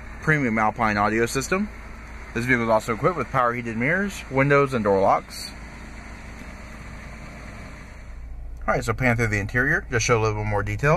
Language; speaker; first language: English; native; English